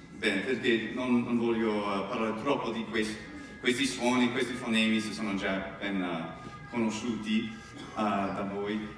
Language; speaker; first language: Italian; non-native, fluent; English